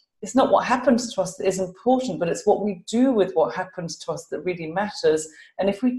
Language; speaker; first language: English; native; English